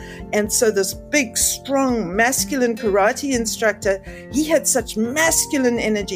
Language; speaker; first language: English; native; English